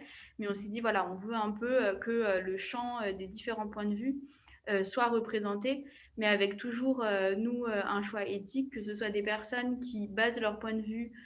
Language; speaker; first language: French; native; French